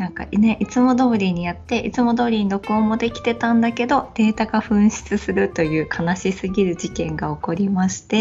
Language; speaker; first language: Japanese; native; Japanese